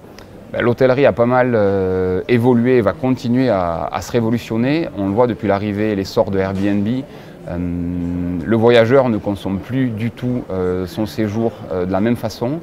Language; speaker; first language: French; native; French